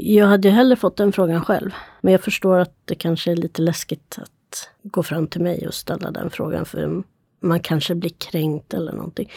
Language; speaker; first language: Swedish; native; Swedish